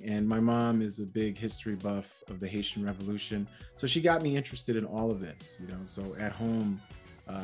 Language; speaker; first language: English; native; English